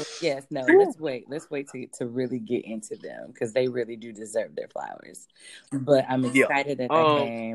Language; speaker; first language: English; native; English